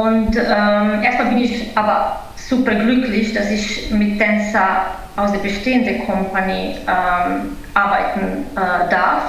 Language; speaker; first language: German; non-native, fluent; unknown